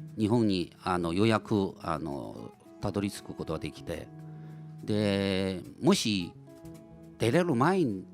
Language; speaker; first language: Japanese; non-native, fluent; Chinese